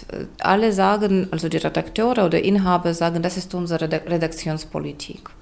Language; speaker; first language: German; non-native, fluent; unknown